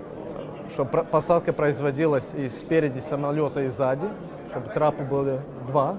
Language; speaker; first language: Russian; non-native, local second language; Latvian